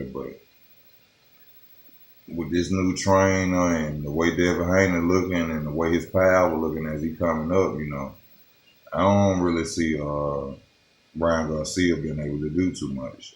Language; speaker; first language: English; native; English